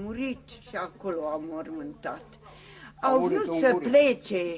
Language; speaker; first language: Romanian; non-native, local second language; Hungarian